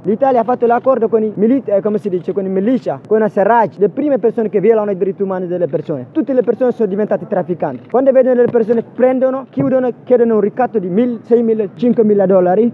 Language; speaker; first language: Italian; non-native, fluent; Tigrinya